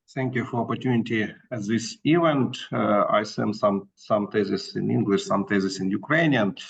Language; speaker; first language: English; non-native, learner; Ukrainian